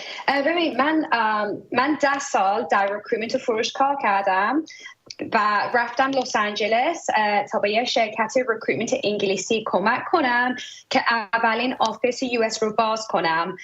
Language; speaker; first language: Persian; early bilingual, heritage; Persian